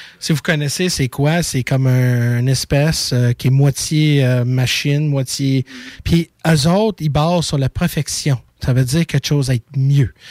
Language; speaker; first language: French; native; French